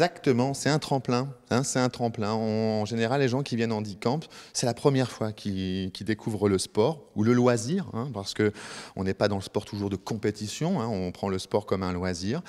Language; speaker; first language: French; native; French